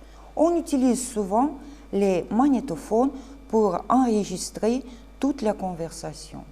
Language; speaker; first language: French; non-native, fluent; Russian